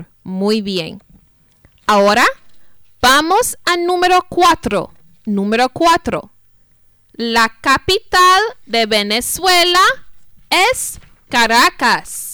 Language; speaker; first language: Spanish; non-native, fluent; English